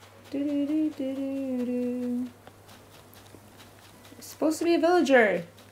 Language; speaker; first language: English; native; English